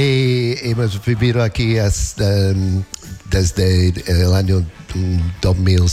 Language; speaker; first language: Spanish; non-native, learner; English